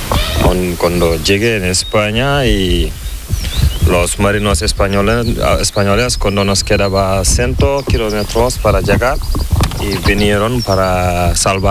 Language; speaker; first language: Spanish; non-native, learner; Fula